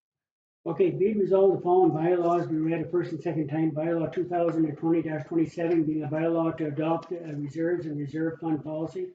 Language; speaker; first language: English; native; English